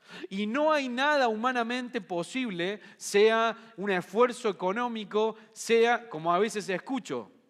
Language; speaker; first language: Spanish; native; Spanish